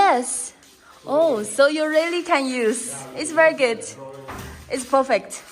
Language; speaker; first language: English; non-native, learner; Chinese